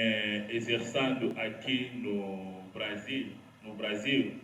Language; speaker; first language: Portuguese; non-native, learner; Lingala